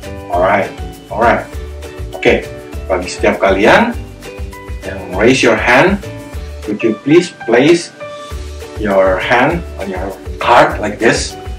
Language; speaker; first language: English; non-native, fluent; Indonesian